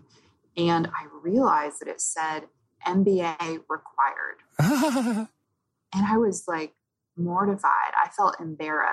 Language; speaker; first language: English; native; English